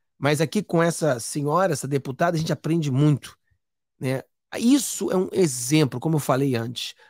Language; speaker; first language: Portuguese; native; Portuguese